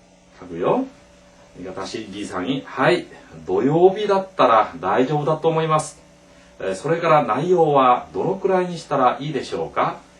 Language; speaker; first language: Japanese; non-native, fluent; Korean